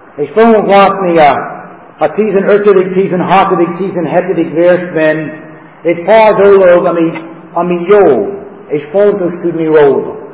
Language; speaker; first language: Hungarian; non-native, fluent; English